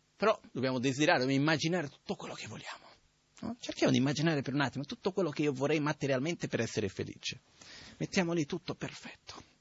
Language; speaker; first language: Italian; non-native, fluent; Portuguese